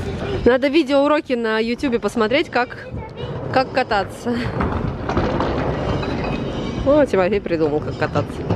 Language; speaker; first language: Russian; native; Russian